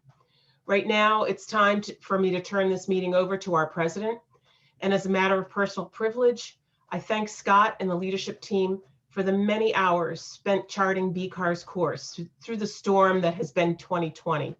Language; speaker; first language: English; native; English